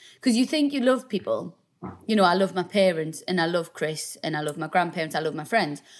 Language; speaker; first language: English; native; English